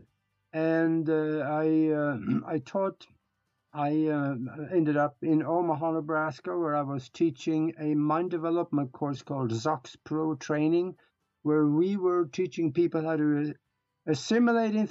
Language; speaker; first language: English; non-native, fluent; Norwegian